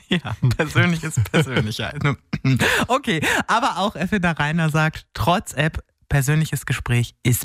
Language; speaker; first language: German; native; German